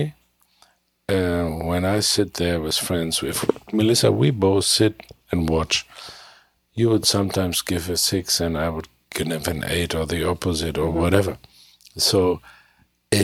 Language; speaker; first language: English; non-native, fluent; German